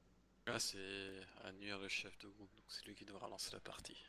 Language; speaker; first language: French; native; French